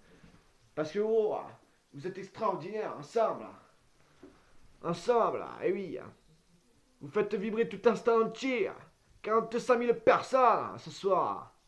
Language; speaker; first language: French; native; French